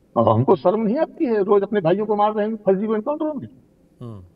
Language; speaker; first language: Hindi; native; Hindi